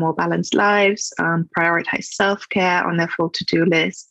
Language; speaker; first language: English; non-native, fluent; German